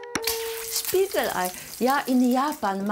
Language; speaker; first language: German; non-native, learner; Polish